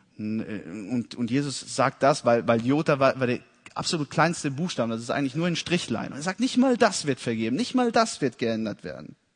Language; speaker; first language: German; early bilingual, heritage; German